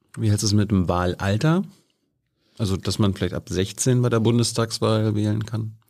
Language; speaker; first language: German; native; German